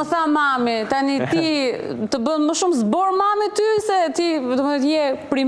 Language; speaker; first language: Albanian; native; Albanian